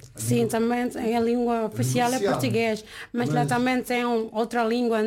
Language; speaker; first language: Portuguese; non-native, learner; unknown